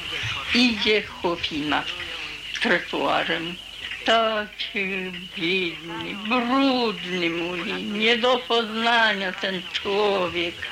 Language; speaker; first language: Polish; early bilingual, heritage; Polish